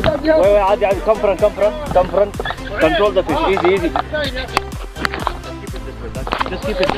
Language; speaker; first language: English; non-native, fluent; Filipino